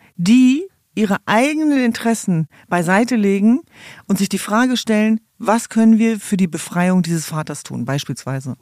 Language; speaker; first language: German; native; German